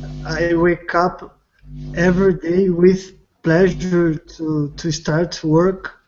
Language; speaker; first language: English; non-native, learner; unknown